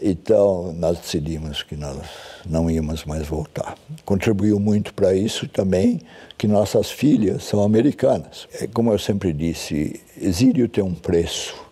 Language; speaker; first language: Portuguese; early bilingual, other home language; German